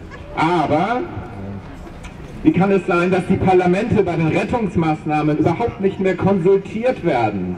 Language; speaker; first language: German; native; German